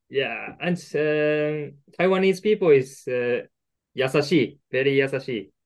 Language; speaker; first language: English; non-native, learner; Japanese